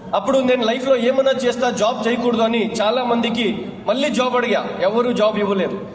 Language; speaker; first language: Telugu; non-native, local second language; Urdu